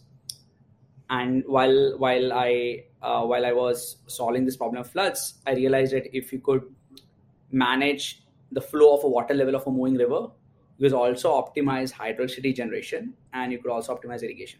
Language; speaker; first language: English; non-native, local second language; Gujarati